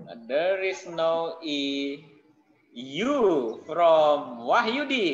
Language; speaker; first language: English; non-native, fluent; Indonesian